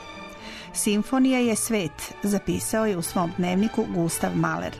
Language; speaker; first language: Serbian; native; Serbian